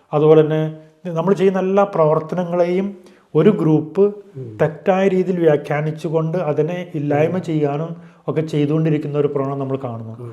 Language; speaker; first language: Malayalam; native; Malayalam